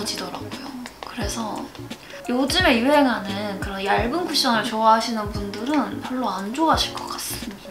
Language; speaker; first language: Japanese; non-native, learner; Korean